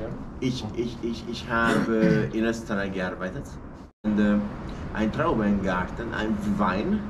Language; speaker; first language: German; non-native, learner; Hungarian